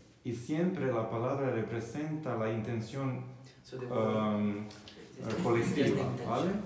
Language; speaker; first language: Spanish; non-native, fluent; Croatian